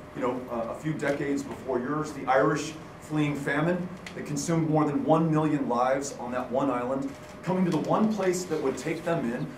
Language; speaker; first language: English; native; English